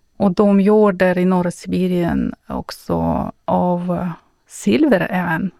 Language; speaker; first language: Swedish; non-native, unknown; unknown